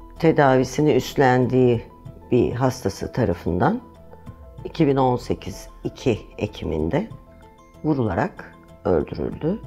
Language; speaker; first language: Turkish; native; Turkish